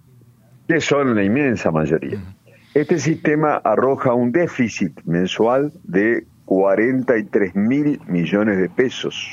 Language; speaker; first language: Spanish; native; Spanish